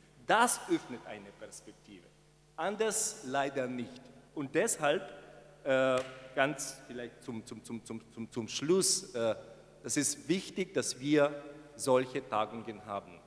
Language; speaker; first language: German; non-native, fluent; Ukrainian